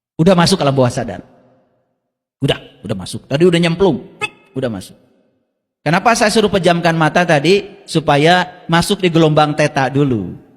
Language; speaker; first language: Indonesian; non-native, local second language; Sundanese